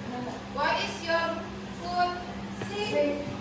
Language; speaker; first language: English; non-native, learner; Indonesian